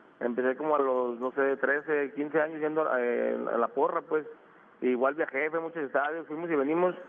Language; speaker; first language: Spanish; native; Spanish